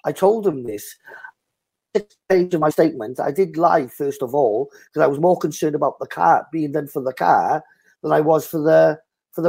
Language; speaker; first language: English; native; English